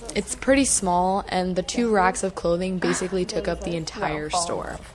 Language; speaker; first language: English; native; English